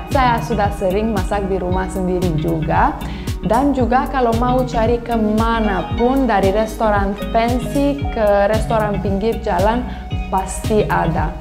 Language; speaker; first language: Indonesian; non-native, learner; Romanian